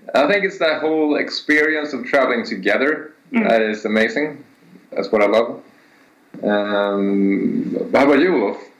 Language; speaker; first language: English; non-native, fluent; Swedish